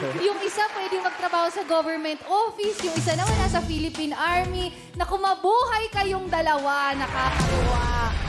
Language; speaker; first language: Filipino; native; Filipino